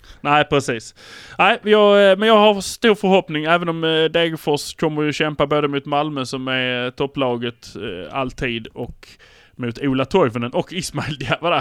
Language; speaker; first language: Swedish; native; Swedish